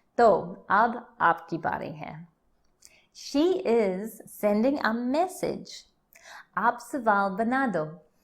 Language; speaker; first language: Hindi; non-native, learner; English